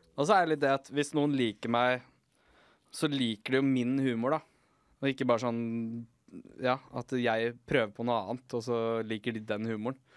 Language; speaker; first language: Norwegian; native; Norwegian